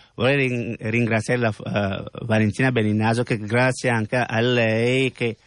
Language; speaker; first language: Italian; non-native, learner; French